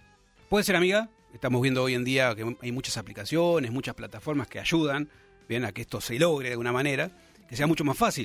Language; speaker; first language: Spanish; native; Spanish